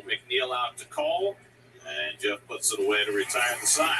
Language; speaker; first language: English; native; English